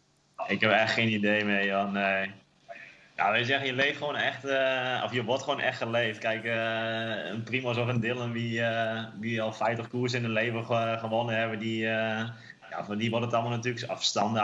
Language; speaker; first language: Dutch; native; Dutch